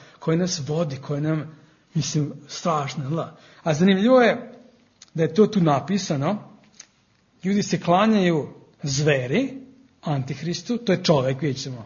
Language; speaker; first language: Serbian; non-native, fluent; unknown